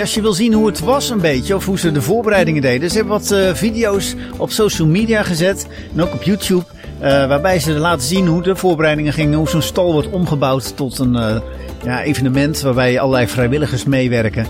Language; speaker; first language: Dutch; native; Dutch